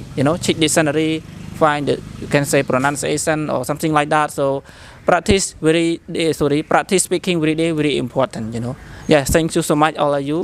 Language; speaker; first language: English; non-native, learner; Khmer